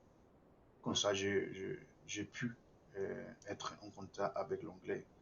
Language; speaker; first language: French; non-native, fluent; Spanish